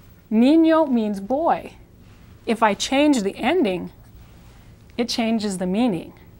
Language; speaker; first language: English; native; English